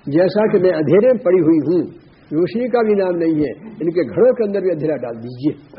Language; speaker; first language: Urdu; native; Urdu